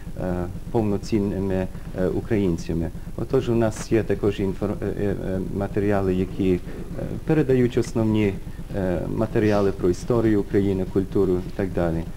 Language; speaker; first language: Ukrainian; early bilingual, heritage; Ukrainian